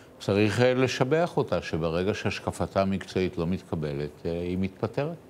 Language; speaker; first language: Hebrew; native; Hebrew